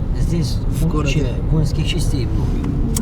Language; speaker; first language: Russian; native; Russian